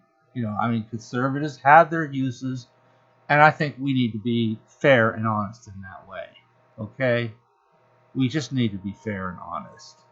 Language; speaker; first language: English; native; English